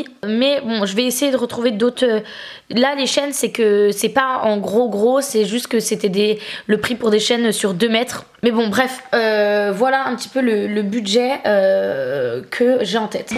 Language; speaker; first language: French; native; French